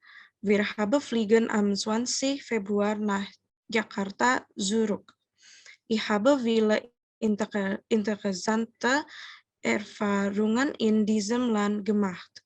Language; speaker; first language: German; non-native, learner; Indonesian